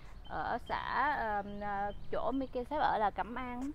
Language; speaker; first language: Vietnamese; native; Vietnamese